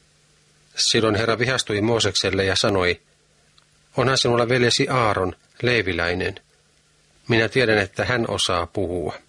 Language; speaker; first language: Finnish; native; Finnish